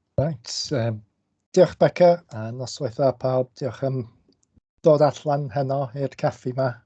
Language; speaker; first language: Welsh; non-native, local second language; English